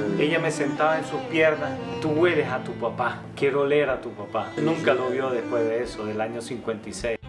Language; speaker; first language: Spanish; native; Spanish